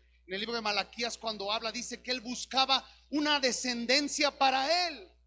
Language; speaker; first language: Spanish; native; Spanish